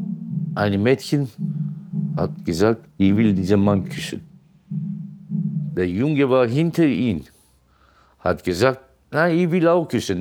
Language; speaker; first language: German; non-native, learner; Turkish